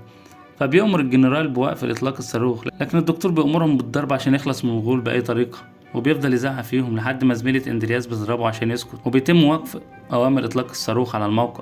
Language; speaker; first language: Arabic; native; Arabic